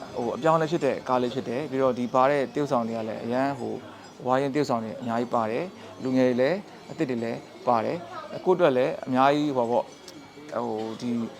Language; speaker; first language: Burmese; non-native, local second language; Shan